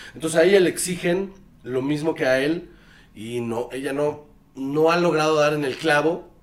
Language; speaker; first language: Spanish; native; Spanish